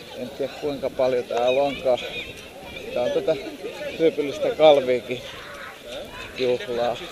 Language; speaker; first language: Finnish; native; Finnish